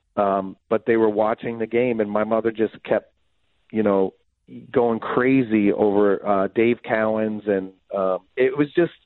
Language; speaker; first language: English; native; English